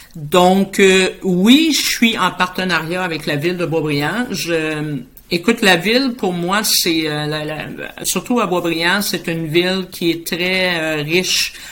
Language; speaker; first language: French; native; French